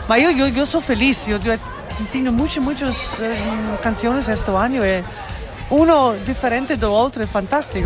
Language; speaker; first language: Spanish; non-native, learner; English